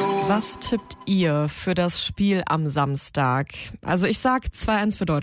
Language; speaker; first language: German; native; German